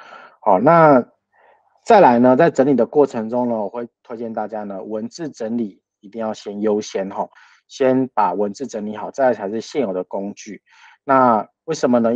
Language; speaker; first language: Chinese; native; Chinese